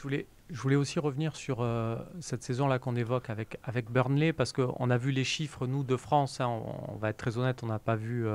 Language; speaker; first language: French; native; French